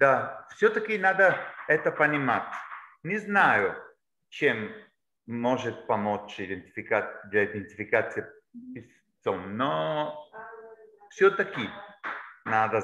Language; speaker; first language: Russian; non-native, learner; Bulgarian